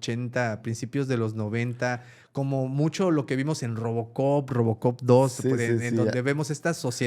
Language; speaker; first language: Spanish; native; Spanish